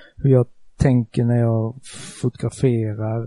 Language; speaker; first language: Swedish; native; Swedish